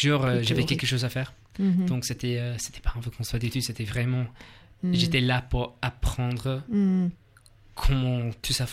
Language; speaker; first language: French; non-native, learner; English